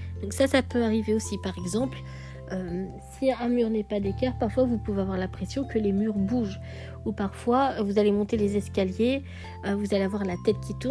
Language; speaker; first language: French; native; French